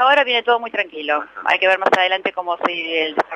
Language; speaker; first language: Spanish; native; Spanish